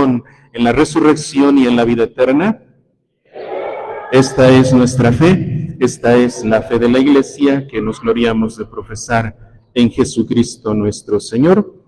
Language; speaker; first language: Spanish; native; Spanish